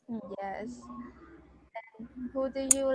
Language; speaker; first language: English; non-native, learner; Vietnamese